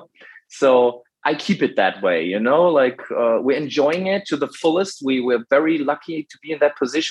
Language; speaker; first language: English; non-native, fluent; German